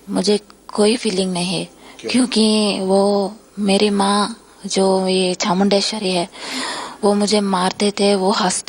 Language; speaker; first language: Hindi; non-native, local second language; Telugu